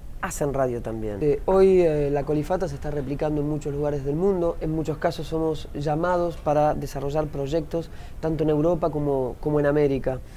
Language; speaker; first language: Spanish; native; Spanish